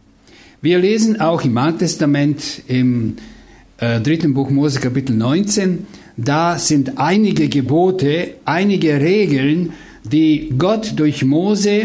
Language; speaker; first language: German; non-native, fluent; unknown